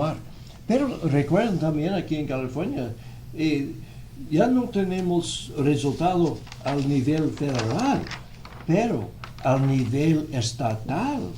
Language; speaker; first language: Spanish; non-native, fluent; English